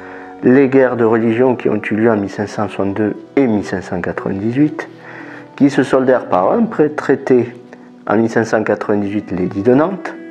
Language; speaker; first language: French; native; French